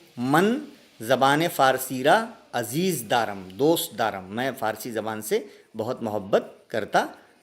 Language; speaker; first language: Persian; non-native, local second language; Urdu